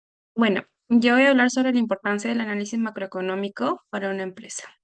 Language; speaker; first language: Spanish; native; Spanish